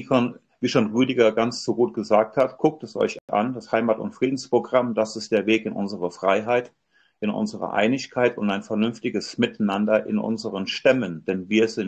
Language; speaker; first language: German; native; German